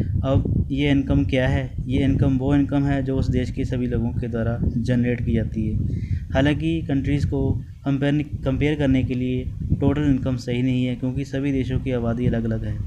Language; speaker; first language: Hindi; native; Hindi